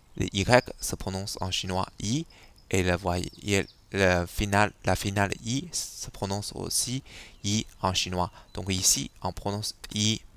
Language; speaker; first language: French; non-native, fluent; Chinese